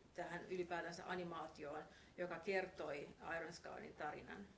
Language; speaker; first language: Finnish; non-native, fluent; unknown